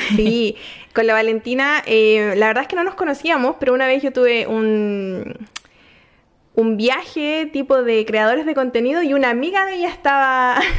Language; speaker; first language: Spanish; native; Spanish